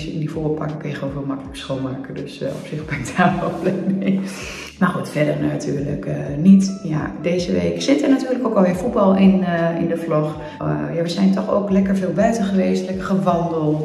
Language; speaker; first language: Dutch; native; Dutch